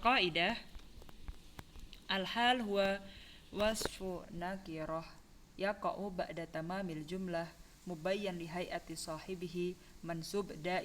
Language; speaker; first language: Arabic; non-native, fluent; Indonesian